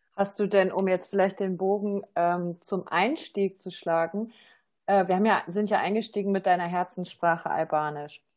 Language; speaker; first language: German; native; German